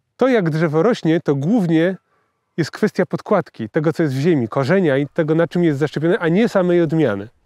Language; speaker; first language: Polish; native; Polish